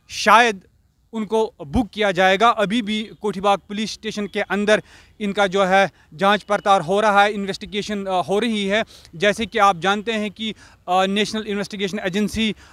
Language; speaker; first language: Hindi; non-native, local second language; Kashmiri